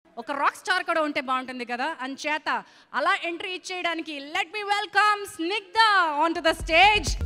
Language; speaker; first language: Telugu; native; Telugu